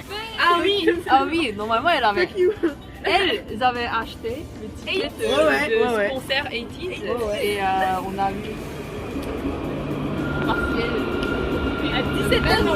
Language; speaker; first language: French; non-native, fluent; Korean